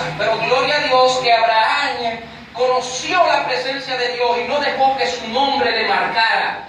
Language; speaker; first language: Spanish; native; Spanish